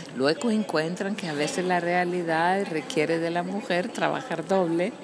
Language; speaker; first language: Spanish; non-native, fluent; Icelandic